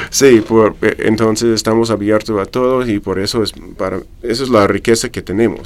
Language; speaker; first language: Spanish; non-native, fluent; English